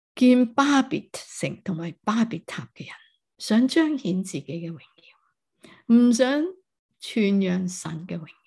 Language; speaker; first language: Chinese; non-native, local second language; Cantonese